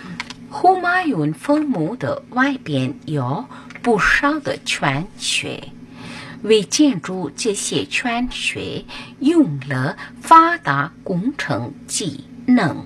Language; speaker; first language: Chinese; non-native, learner; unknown